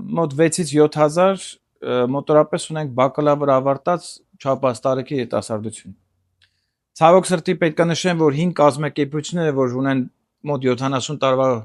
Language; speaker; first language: Armenian; native; Armenian